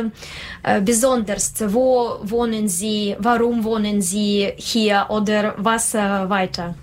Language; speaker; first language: German; non-native, learner; Russian